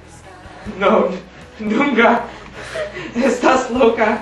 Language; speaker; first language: Spanish; non-native, learner; English